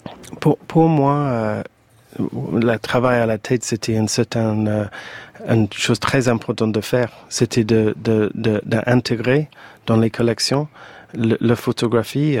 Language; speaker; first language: French; non-native, fluent; English